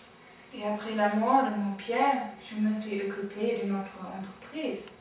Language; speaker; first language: French; non-native, learner; German